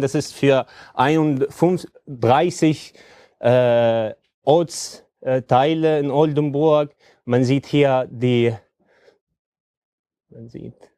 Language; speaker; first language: German; non-native, fluent; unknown